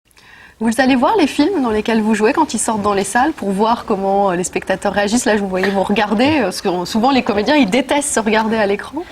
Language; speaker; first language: French; native; French